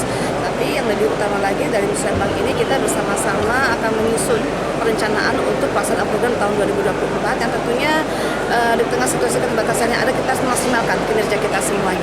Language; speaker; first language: Indonesian; native; Indonesian